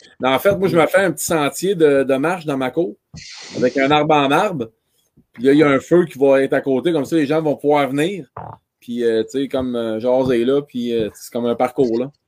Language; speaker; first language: French; native; French